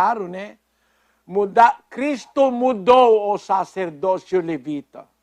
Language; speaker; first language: Portuguese; non-native, fluent; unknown